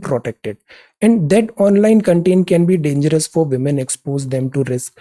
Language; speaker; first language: Hindi; native; Hindi